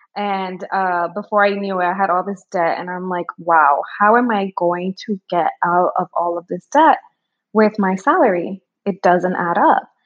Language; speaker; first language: English; early bilingual, other home language; Spanish